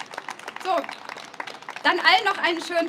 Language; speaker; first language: German; native; German